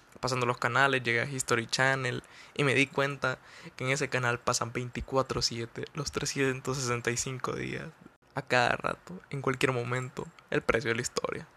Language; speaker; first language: Spanish; native; Spanish